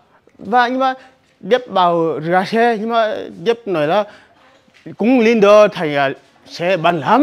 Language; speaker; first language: Vietnamese; non-native, learner; Portuguese